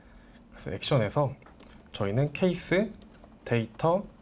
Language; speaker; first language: Korean; native; Korean